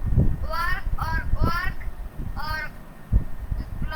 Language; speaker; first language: English; non-native, learner; Bangla